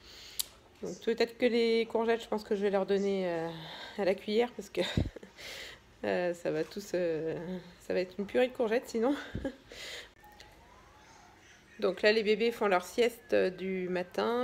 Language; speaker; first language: French; native; French